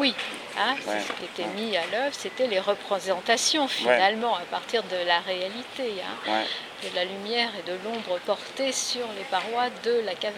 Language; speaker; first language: French; native; French